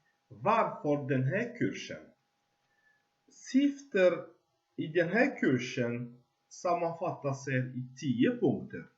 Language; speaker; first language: Swedish; non-native, fluent; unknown